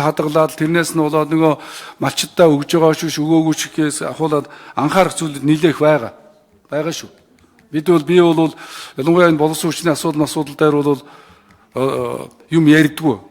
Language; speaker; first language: Mongolian; native; Mongolian